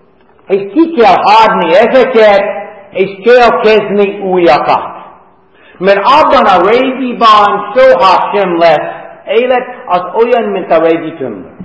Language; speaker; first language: Hungarian; non-native, fluent; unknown